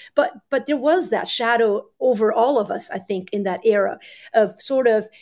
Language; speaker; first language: English; early bilingual, other home language; Arabic